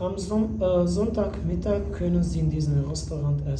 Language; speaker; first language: German; non-native, fluent; Albanian